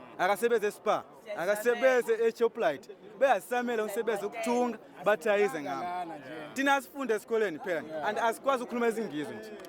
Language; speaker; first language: Zulu; non-native, fluent; Nyanja